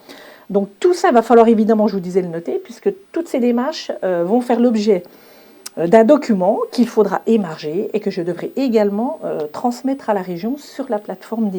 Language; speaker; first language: French; native; French